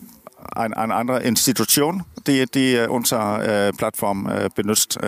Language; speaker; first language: German; non-native, learner; Danish